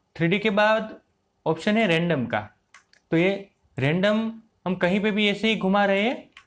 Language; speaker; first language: Hindi; native; Hindi